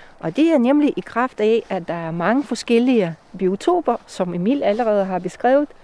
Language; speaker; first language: Danish; non-native, fluent; Russian